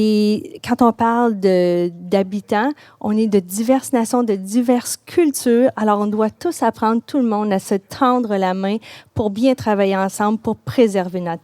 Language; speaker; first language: French; native; French